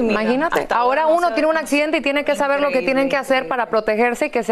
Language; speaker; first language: Spanish; native; Spanish